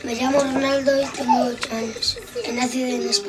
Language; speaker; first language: Spanish; early bilingual, other home language; Romanian